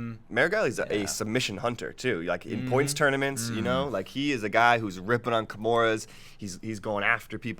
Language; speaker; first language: English; native; English